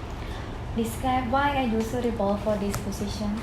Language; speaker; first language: English; non-native, learner; Khmer